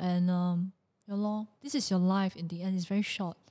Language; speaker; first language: English; non-native, local second language; Chinese